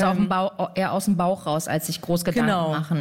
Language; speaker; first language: German; native; German